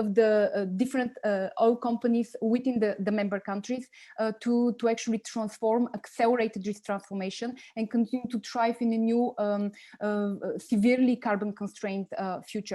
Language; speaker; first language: English; non-native, fluent; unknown